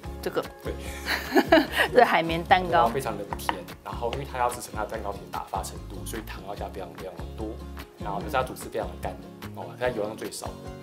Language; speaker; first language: Chinese; native; Chinese